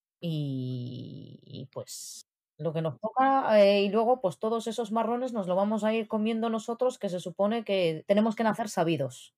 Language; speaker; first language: Spanish; native; Spanish